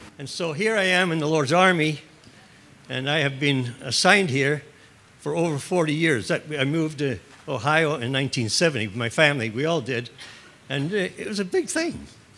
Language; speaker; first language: English; native; English